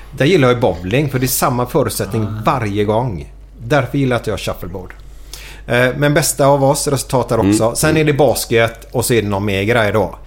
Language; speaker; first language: Swedish; native; Swedish